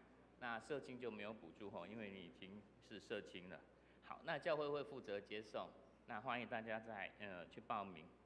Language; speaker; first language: Chinese; native; Chinese